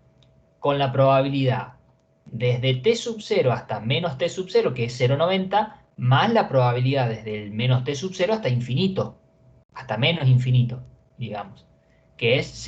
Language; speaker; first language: Spanish; native; Spanish